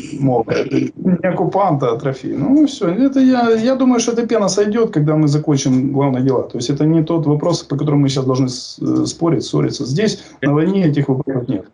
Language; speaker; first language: Russian; native; Russian